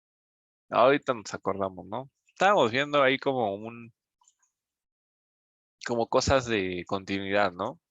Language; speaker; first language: Spanish; native; Spanish